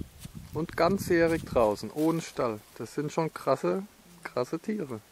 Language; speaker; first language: German; native; German